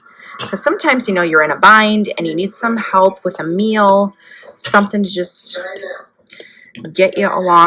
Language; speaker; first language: English; native; English